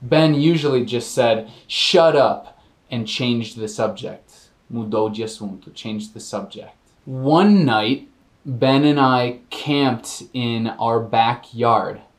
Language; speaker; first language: English; native; English